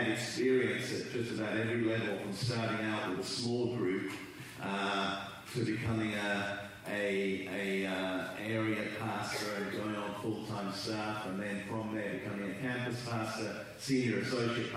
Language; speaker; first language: English; native; English